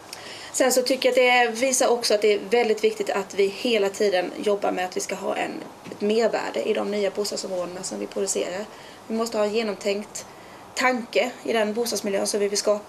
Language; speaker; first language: Swedish; native; Swedish